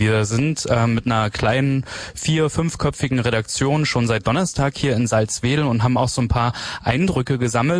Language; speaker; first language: German; native; German